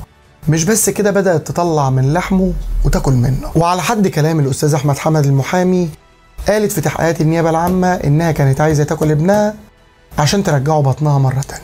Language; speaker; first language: Arabic; native; Arabic